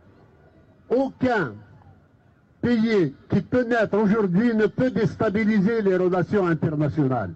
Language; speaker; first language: French; non-native, local second language; Kabyle